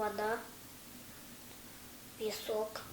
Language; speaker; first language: Russian; non-native, local second language; Yakut